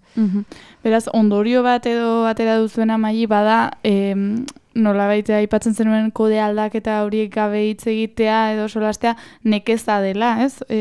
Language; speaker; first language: Basque; native; Basque